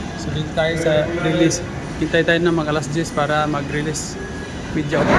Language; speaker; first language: Filipino; non-native, local second language; Cebuano